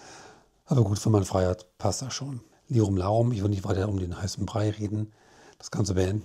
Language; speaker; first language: German; native; German